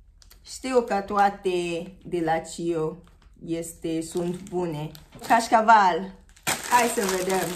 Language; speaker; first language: Romanian; non-native, learner; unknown